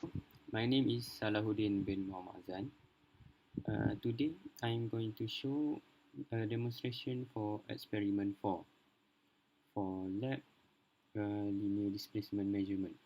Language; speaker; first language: English; non-native, local second language; Malay